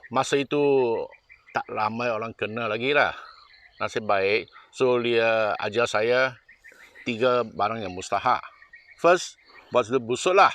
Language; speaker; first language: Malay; non-native, local second language; Chinese